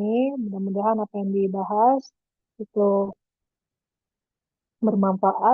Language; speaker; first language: Indonesian; native; Indonesian